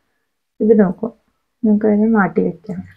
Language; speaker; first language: Malayalam; non-native, learner; Hindi